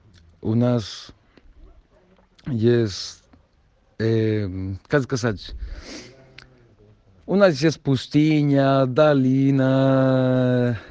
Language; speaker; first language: Russian; non-native, learner; Spanish